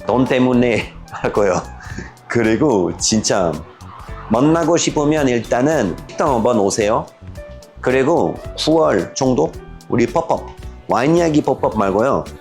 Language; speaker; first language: Korean; non-native, learner; French